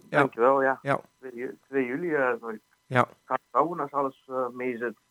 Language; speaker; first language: Dutch; non-native, fluent; Arabic